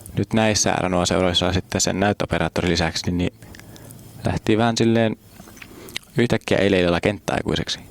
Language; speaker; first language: Finnish; native; Finnish